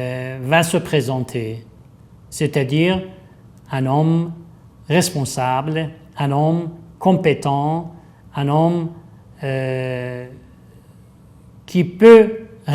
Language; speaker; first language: French; non-native, fluent; Persian